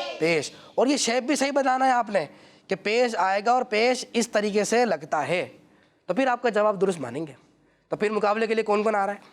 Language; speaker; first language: Urdu; native; Urdu